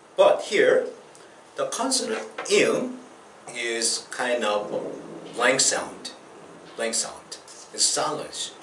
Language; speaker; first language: English; non-native, fluent; Korean